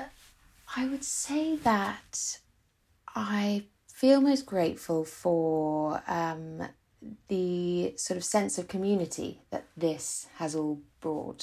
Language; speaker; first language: English; native; English